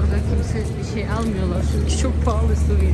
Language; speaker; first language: Turkish; non-native, learner; Russian